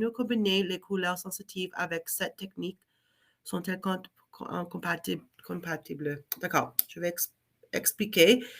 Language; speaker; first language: French; non-native, learner; English